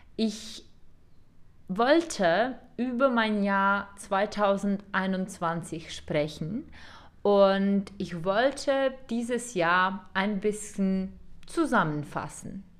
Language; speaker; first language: German; non-native, fluent; Czech